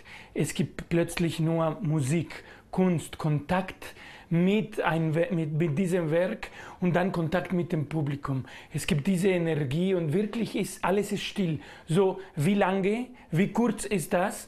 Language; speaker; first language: German; non-native, learner; Spanish